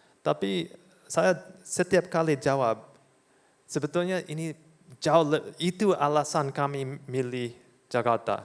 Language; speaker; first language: Indonesian; non-native, fluent; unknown